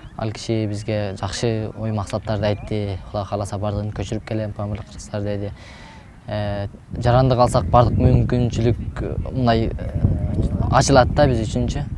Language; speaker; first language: Kyrgyz; early bilingual, heritage; Kyrgyz